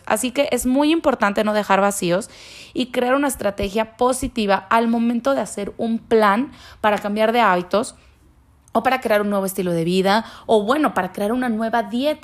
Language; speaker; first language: Spanish; native; Spanish